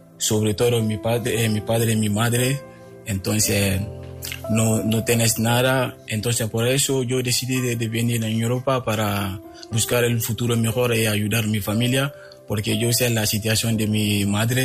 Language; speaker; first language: Spanish; non-native, learner; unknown